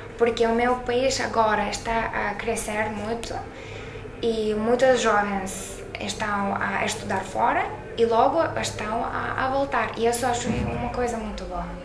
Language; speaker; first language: Portuguese; non-native, learner; Lithuanian